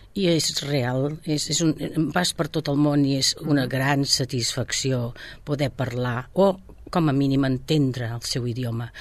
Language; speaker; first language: Catalan; native; Catalan